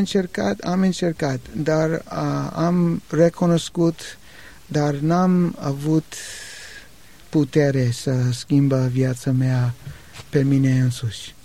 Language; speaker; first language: Romanian; non-native, learner; English